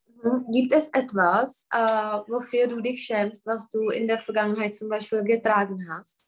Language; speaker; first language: German; non-native, fluent; Czech